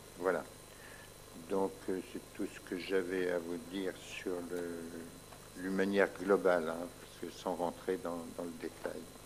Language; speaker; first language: French; native; French